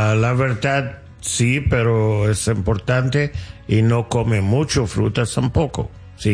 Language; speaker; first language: Spanish; non-native, learner; English